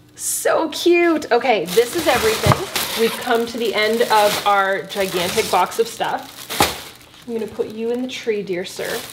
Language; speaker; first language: English; native; English